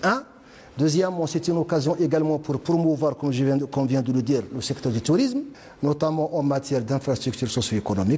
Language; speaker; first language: French; non-native, local second language; Arabic